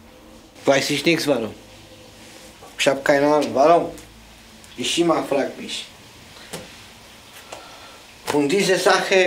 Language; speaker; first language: German; non-native, learner; Romanian